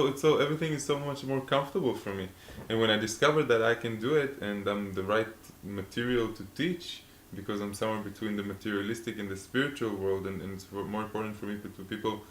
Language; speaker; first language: English; non-native, fluent; Hebrew